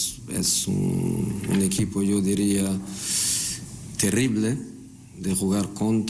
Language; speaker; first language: Spanish; non-native, fluent; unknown